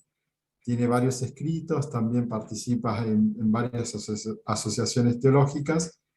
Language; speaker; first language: Spanish; native; Spanish